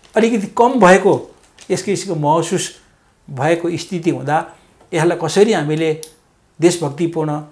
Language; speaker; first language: Nepali; non-native, local second language; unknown